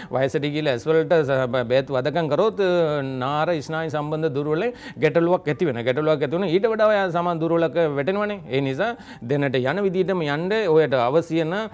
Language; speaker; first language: Sinhala; non-native, local second language; Tamil